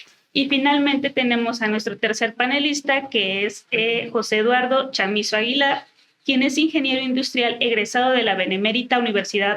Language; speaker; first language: Spanish; native; Spanish